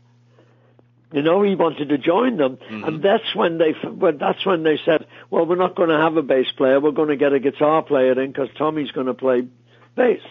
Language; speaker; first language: English; native; English